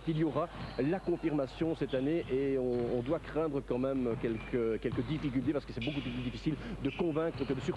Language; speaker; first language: French; native; French